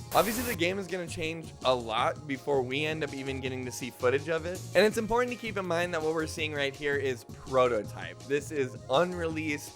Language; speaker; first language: English; native; English